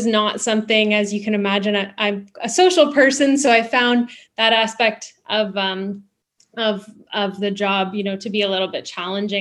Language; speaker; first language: English; native; English